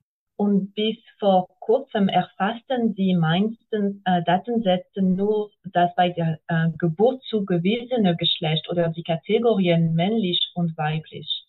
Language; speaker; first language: German; non-native, fluent; English